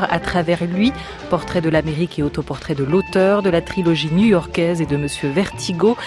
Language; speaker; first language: French; native; French